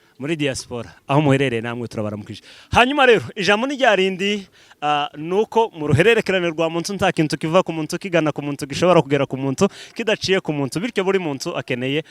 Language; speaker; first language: Kinyarwanda; native; Kinyarwanda